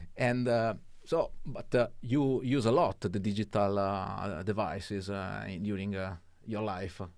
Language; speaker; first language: English; non-native, learner; Italian